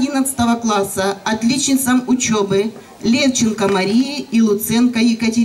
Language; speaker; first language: Russian; native; Russian